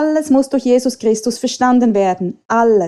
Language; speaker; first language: German; native; German